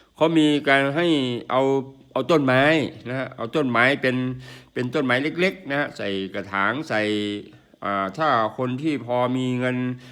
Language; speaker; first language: Thai; non-native, local second language; Northeastern Thai